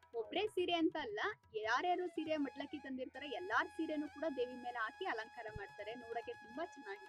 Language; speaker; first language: Kannada; native; Kannada